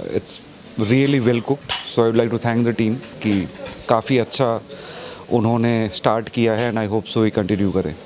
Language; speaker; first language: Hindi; non-native, local second language; Bangla